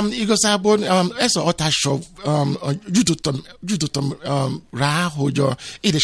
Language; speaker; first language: Hungarian; non-native, fluent; Yoruba